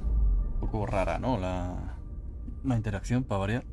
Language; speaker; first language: Spanish; native; Spanish